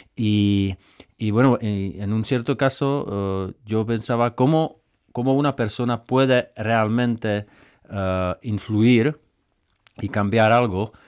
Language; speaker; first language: Spanish; non-native, fluent; Czech